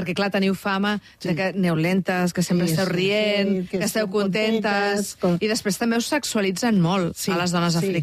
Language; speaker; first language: Catalan; native; Catalan